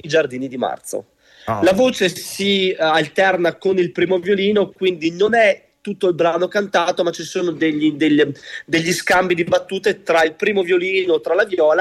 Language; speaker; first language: Italian; native; Italian